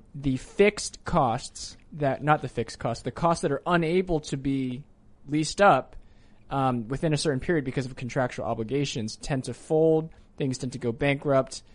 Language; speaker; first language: English; native; English